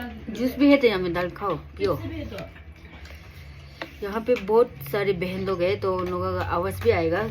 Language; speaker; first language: Hindi; non-native, local second language; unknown